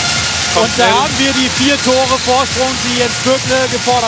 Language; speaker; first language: German; native; German